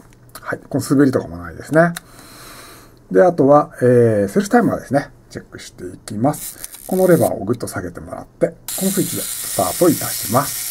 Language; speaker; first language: Japanese; native; Japanese